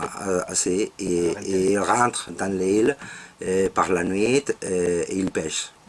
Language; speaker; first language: French; non-native, learner; Spanish